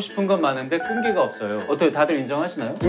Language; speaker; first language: Korean; native; Korean